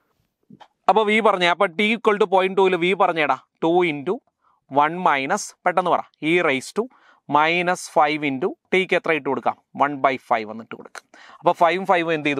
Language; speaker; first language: Malayalam; native; Malayalam